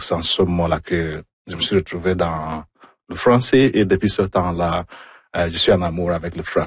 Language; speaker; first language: French; non-native, fluent; Igbo